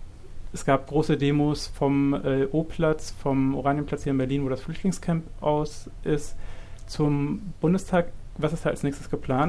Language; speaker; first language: German; native; German